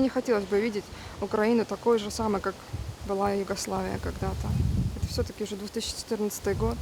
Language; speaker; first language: Russian; native; Russian